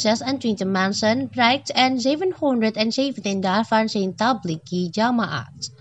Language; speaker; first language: Dutch; non-native, fluent; Indonesian